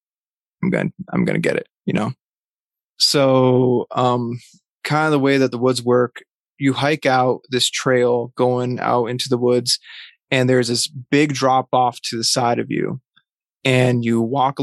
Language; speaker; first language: English; native; English